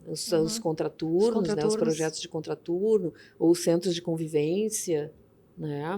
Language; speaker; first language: Portuguese; native; Portuguese